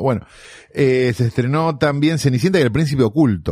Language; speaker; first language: Spanish; native; Spanish